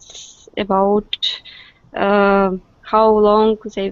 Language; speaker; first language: English; non-native, learner; Russian